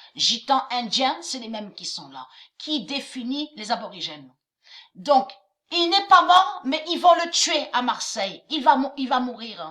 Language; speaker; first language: French; native; French